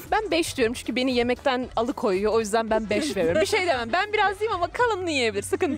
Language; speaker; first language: Turkish; native; Turkish